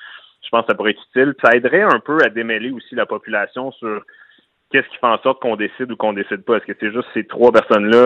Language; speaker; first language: French; native; French